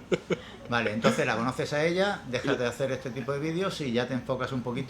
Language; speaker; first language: Spanish; native; Spanish